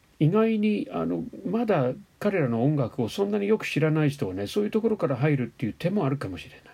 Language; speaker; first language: Japanese; non-native, fluent; English